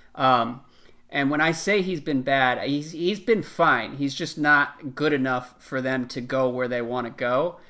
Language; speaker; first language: English; native; English